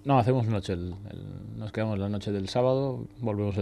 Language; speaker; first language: Spanish; native; Spanish